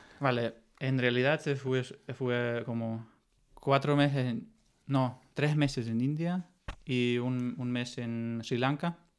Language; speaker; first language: Spanish; non-native, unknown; German